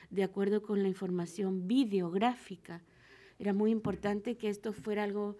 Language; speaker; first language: Spanish; native; Spanish